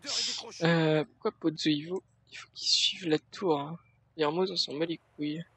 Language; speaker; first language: French; native; French